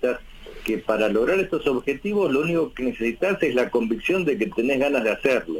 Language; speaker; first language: Spanish; native; Spanish